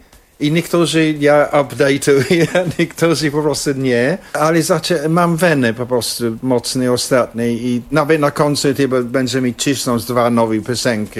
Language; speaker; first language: Polish; non-native, fluent; English